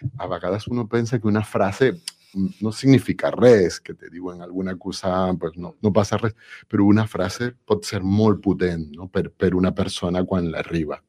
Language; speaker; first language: Catalan; non-native, local second language; Spanish